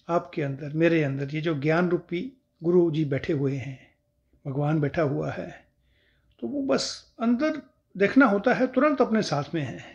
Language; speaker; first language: Hindi; non-native, local second language; Punjabi